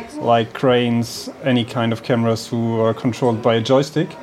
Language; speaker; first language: English; non-native, fluent; German